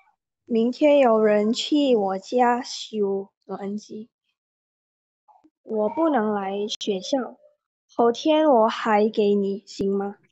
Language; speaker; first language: Chinese; non-native, learner; Indonesian